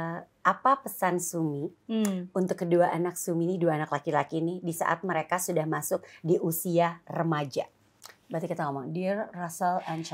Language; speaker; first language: Indonesian; native; Indonesian